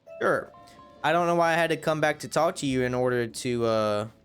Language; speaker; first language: English; native; English